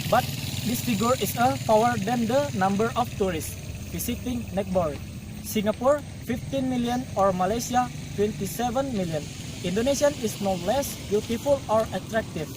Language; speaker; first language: English; non-native, learner; Indonesian